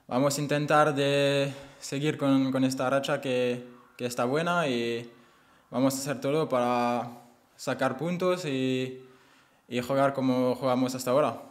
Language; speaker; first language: Spanish; non-native, fluent; French